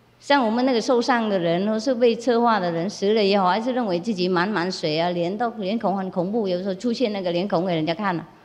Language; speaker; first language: Chinese; non-native, fluent; Vietnamese